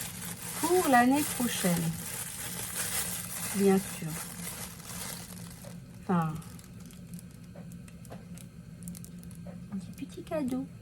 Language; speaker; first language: French; native; French